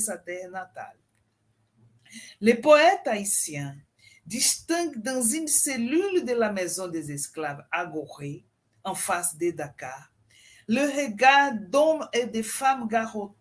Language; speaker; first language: French; non-native, fluent; Portuguese